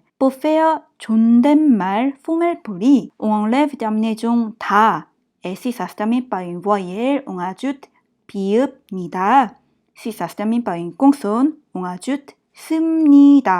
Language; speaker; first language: French; non-native, fluent; Korean